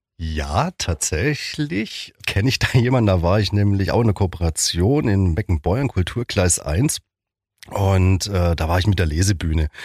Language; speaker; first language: German; native; German